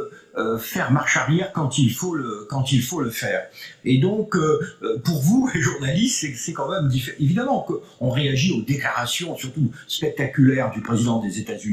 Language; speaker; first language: French; native; French